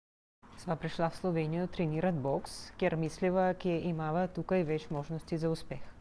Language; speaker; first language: Slovenian; non-native, learner; Russian